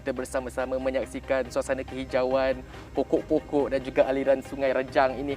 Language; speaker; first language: Malay; native; Malay